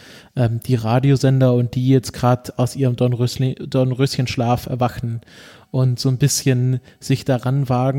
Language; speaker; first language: German; native; German